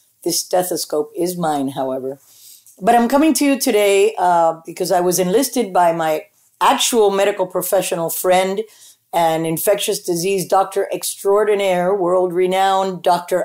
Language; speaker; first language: English; early bilingual, other home language; Spanish